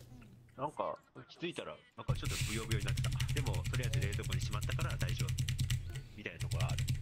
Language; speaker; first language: Japanese; native; Japanese